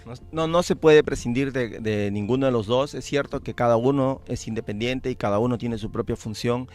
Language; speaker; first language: Spanish; native; Spanish